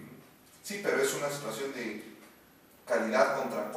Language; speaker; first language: Spanish; native; Spanish